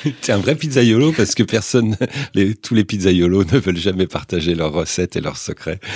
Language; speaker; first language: French; native; French